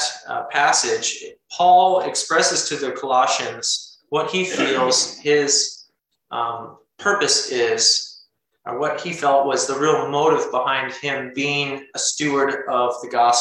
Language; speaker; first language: English; native; English